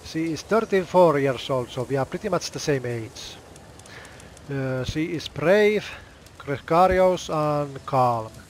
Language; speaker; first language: English; non-native, fluent; Finnish